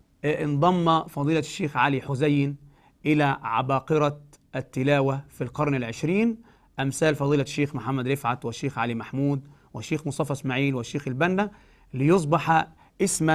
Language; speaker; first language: Arabic; native; Arabic